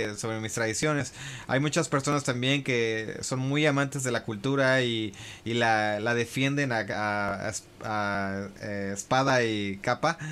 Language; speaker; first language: Spanish; early bilingual, heritage; Spanish